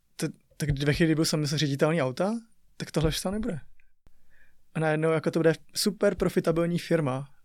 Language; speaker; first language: Czech; early bilingual, other home language; Chinese